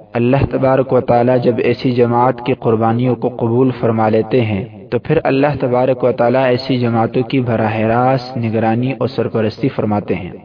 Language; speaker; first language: Urdu; non-native, local second language; Pashto